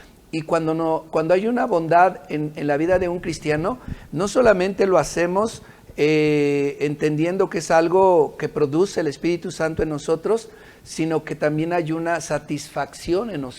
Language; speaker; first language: Spanish; native; Spanish